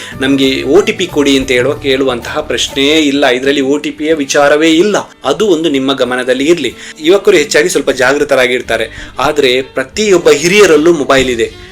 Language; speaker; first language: Kannada; non-native, local second language; Tulu